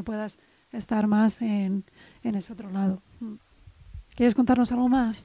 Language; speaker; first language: Spanish; native; Spanish